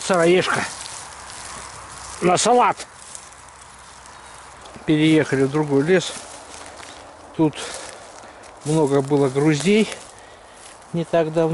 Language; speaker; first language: Russian; native; Russian